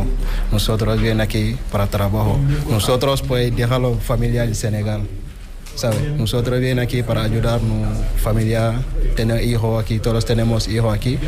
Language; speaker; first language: Spanish; non-native, learner; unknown